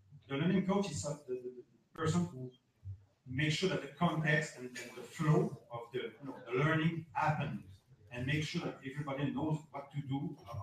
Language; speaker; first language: English; non-native, fluent; French